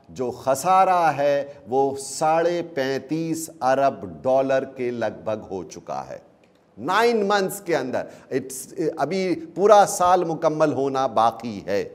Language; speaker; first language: Urdu; native; Urdu